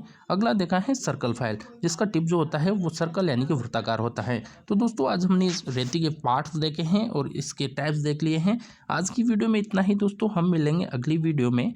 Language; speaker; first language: Hindi; native; Hindi